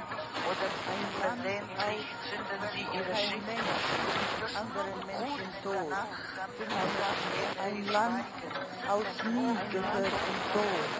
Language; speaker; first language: German; non-native, fluent; Croatian